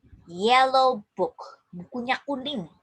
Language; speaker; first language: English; non-native, fluent; Indonesian